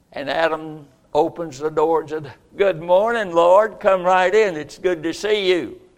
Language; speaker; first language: English; native; English